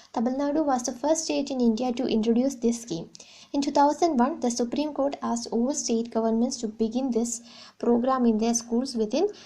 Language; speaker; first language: English; non-native, local second language; Malayalam